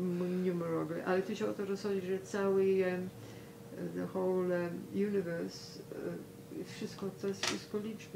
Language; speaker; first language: Polish; early bilingual, heritage; Polish